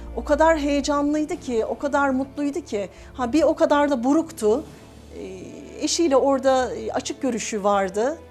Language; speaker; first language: Turkish; native; Turkish